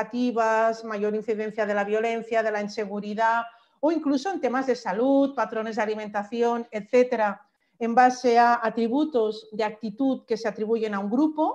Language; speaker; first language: Spanish; native; Spanish